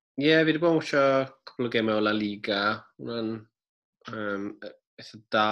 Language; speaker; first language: Welsh; native; Welsh